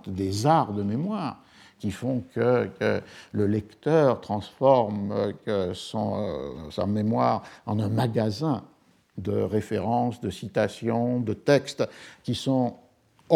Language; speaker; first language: French; native; French